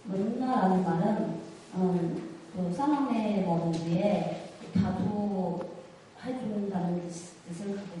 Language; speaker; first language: Korean; non-native, fluent; Chinese